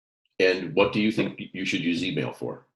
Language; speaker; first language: English; native; English